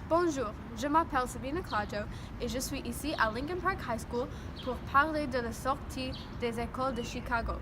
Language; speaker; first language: French; non-native, learner; English